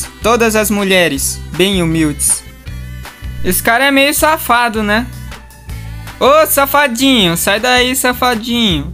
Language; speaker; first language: Portuguese; native; Portuguese